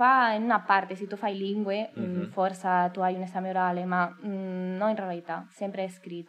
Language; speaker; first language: Italian; non-native, learner; Spanish